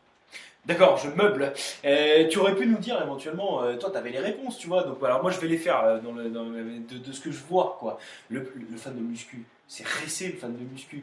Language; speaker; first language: French; native; French